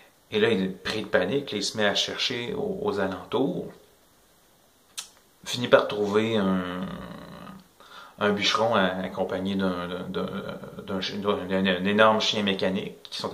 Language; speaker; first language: French; native; French